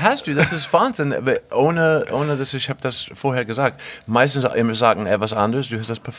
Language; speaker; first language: German; non-native, fluent; English